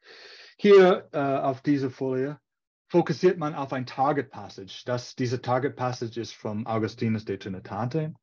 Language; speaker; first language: German; non-native, fluent; English